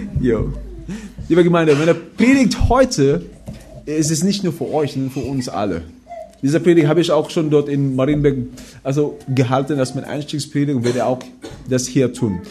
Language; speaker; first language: German; non-native, fluent; Filipino